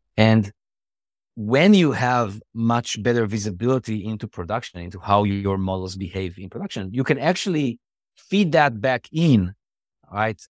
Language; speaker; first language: English; non-native, fluent; Hebrew